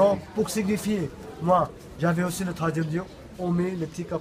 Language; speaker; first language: French; non-native, learner; Nepali